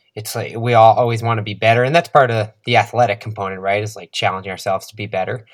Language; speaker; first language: English; native; English